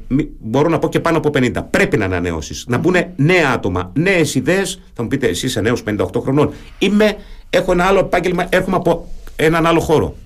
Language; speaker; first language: Greek; early bilingual, heritage; German